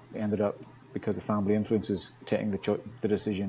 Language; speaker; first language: English; native; English